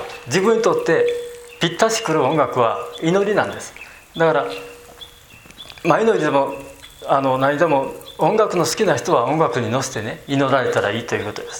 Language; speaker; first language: Japanese; native; Japanese